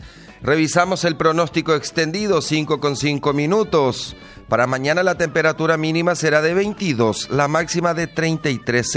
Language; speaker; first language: Spanish; native; Spanish